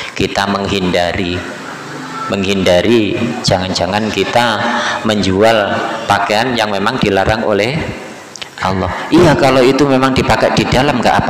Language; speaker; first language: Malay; non-native, local second language; Javanese